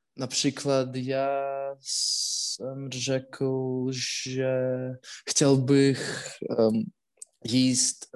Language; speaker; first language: Czech; non-native, learner; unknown